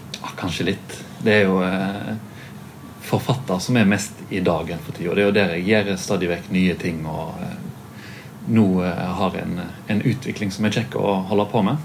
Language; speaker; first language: Norwegian; native; Norwegian